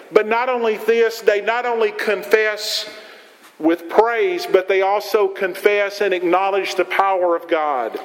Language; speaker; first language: English; native; English